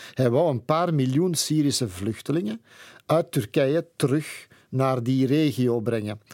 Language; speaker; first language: Dutch; native; Dutch